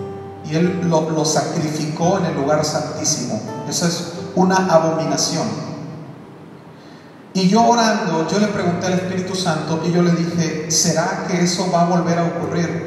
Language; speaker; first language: Spanish; native; Spanish